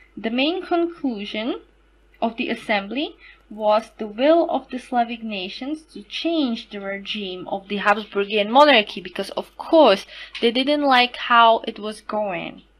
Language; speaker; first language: English; non-native, fluent; Slovak